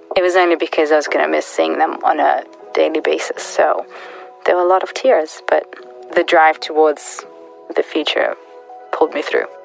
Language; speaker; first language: English; early bilingual, other home language; Russian